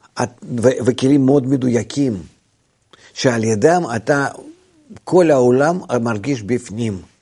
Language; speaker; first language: Hebrew; non-native, fluent; Russian